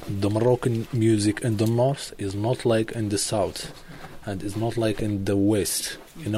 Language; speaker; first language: English; non-native, learner; Arabic